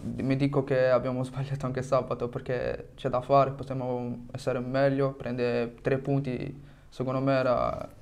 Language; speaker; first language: Italian; non-native, fluent; French